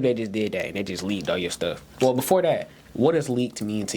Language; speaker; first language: English; native; English